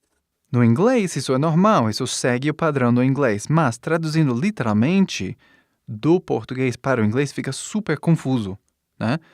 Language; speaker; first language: Portuguese; non-native, fluent; English